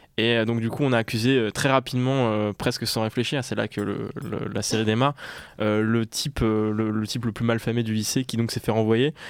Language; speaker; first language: French; native; French